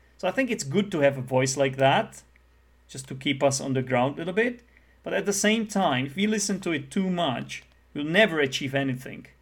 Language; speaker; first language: English; non-native, fluent; Czech